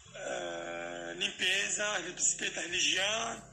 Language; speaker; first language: Portuguese; non-native, fluent; Arabic